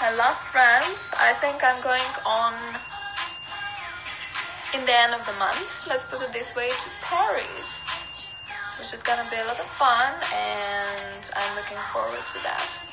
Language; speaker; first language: English; non-native, fluent; Russian